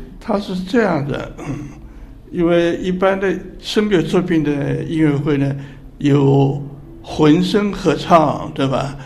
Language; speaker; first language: Chinese; native; Chinese